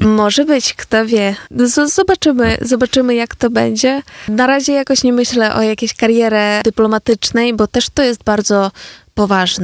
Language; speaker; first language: Polish; non-native, fluent; Ukrainian